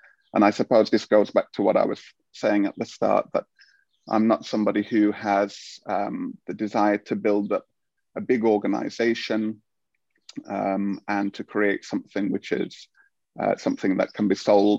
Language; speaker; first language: English; native; English